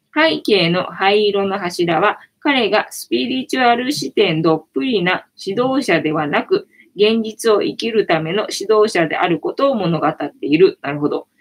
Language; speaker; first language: Japanese; native; Japanese